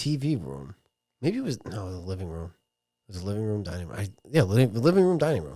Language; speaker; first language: English; native; English